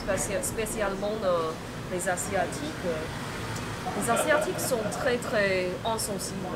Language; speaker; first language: French; non-native, fluent; Chinese